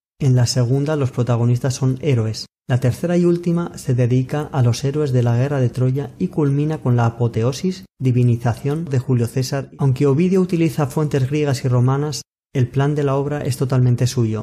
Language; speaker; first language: Spanish; native; Spanish